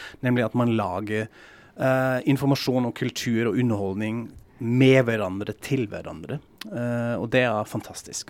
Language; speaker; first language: Norwegian; non-native, fluent; German